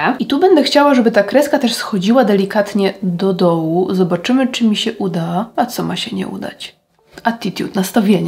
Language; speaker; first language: Polish; native; Polish